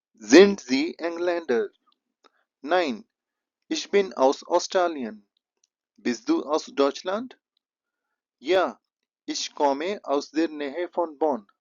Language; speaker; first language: German; non-native, fluent; Hindi